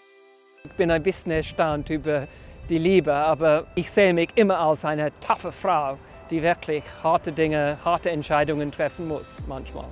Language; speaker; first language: German; non-native, fluent; English